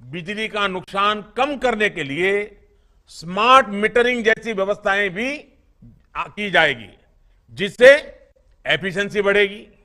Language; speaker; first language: Hindi; non-native, local second language; Gujarati